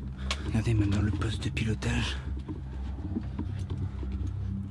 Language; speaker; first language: French; native; French